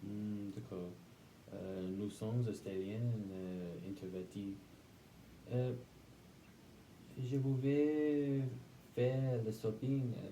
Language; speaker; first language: French; non-native, learner; English